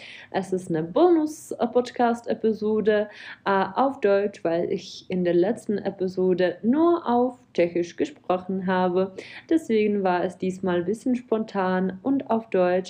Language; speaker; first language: German; non-native, fluent; Czech